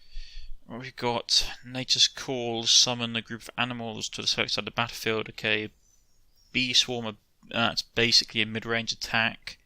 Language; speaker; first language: English; native; English